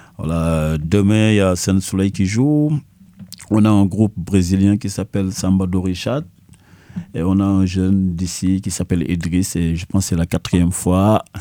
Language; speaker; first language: French; non-native, local second language; Wolof